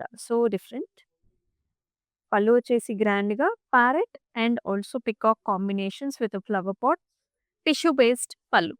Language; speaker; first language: Telugu; native; Telugu